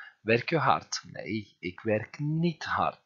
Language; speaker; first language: Dutch; non-native, fluent; Turkish